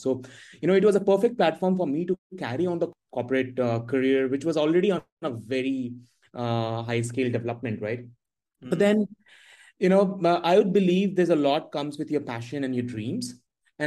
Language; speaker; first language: English; non-native, local second language; Hindi